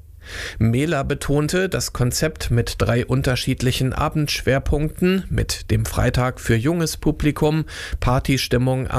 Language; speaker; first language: German; native; German